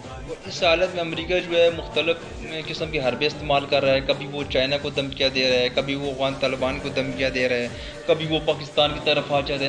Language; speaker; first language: Hindi; non-native, local second language; Punjabi